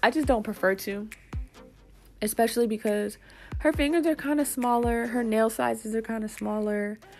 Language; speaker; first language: English; native; English